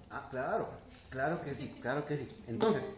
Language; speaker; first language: Spanish; native; Spanish